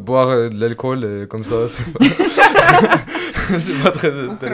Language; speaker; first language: French; non-native, fluent; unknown